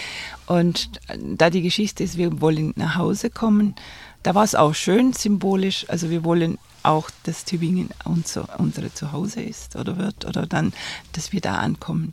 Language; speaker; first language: German; non-native, fluent; Spanish